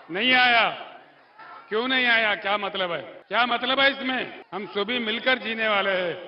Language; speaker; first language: Hindi; non-native, local second language; Telugu